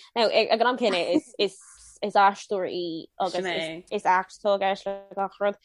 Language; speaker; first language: Irish; non-native, local second language; English